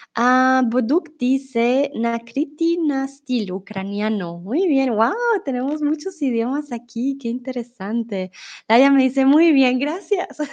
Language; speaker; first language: Spanish; native; Spanish